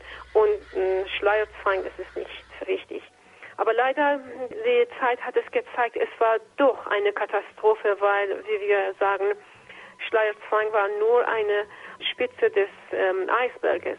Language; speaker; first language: German; non-native, fluent; Persian